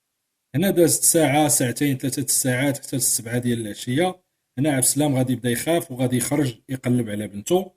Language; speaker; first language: Arabic; native; Arabic